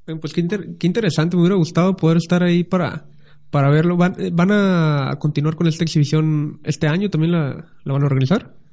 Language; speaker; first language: Spanish; native; Spanish